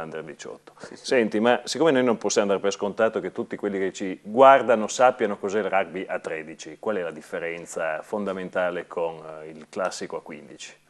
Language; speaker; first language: Italian; native; Italian